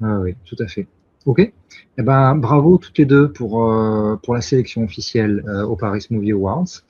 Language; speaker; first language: French; native; French